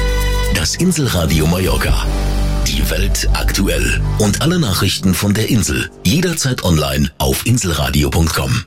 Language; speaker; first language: German; native; German